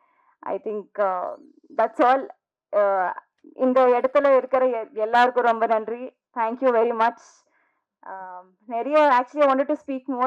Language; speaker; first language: Tamil; non-native, learner; Telugu